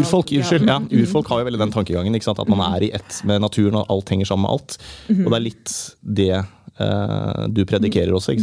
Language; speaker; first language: Norwegian; native; Norwegian